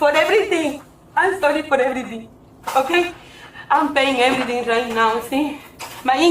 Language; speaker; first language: English; non-native, learner; Spanish